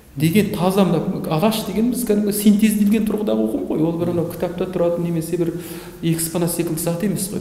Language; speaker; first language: Kazakh; native; Kazakh